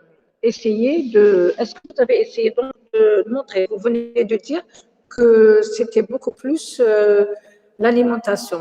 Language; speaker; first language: French; non-native, local second language; Arabic